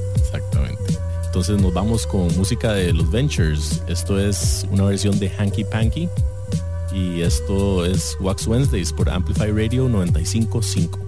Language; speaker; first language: Spanish; native; Spanish